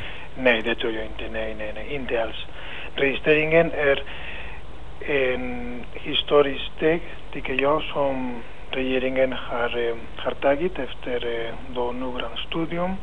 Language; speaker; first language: Swedish; non-native, fluent; Spanish